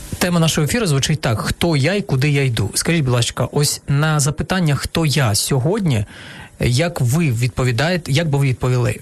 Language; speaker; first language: Ukrainian; non-native, local second language; Russian